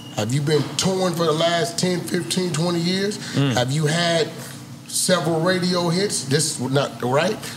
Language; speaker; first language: English; native; English